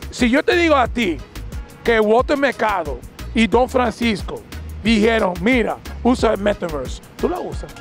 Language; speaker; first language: Spanish; early bilingual, heritage; Spanish